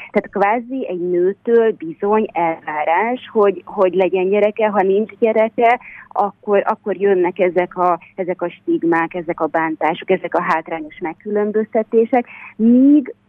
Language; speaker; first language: Hungarian; native; Hungarian